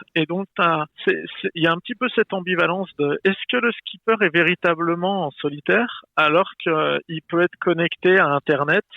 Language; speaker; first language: French; native; French